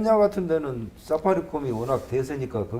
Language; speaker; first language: Korean; native; Korean